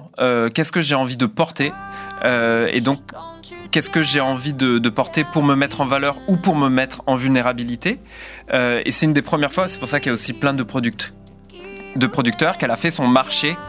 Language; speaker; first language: French; native; French